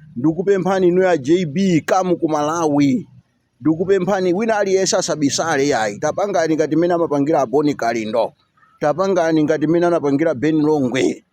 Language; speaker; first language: Nyanja; native; Nyanja